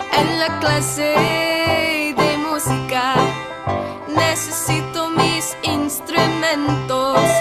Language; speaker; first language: Spanish; non-native, learner; English